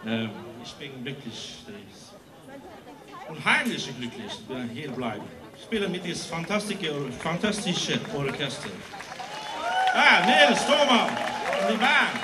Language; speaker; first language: German; non-native, learner; English